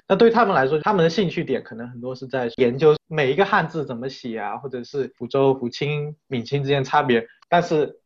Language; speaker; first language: Chinese; native; Chinese